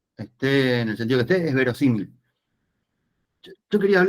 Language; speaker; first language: Spanish; native; Spanish